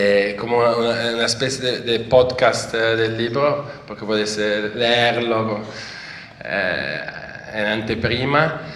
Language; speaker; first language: Spanish; non-native, fluent; Italian